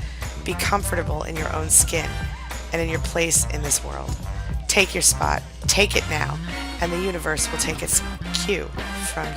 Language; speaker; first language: English; native; English